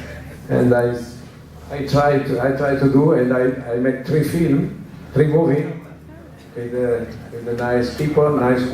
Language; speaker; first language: English; non-native, learner; Italian